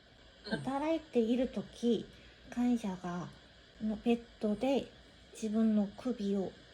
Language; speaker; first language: Japanese; non-native, learner; Korean